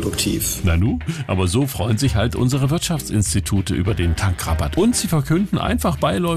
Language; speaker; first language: German; native; German